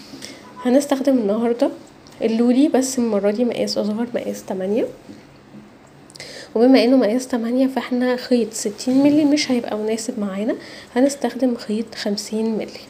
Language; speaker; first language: Arabic; native; Arabic